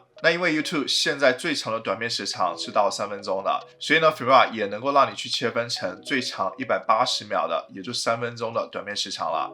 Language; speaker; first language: Chinese; native; Chinese